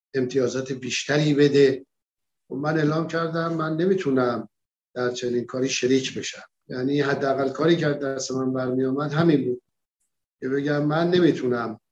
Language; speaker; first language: Persian; native; Persian